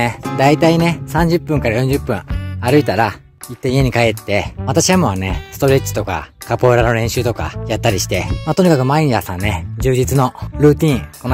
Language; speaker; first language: Japanese; native; Japanese